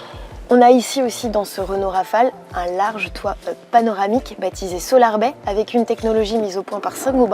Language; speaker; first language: French; native; French